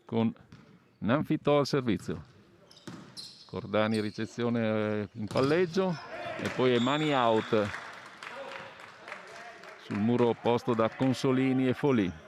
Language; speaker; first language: Italian; native; Italian